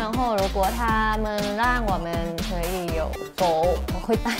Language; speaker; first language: Chinese; non-native, learner; Thai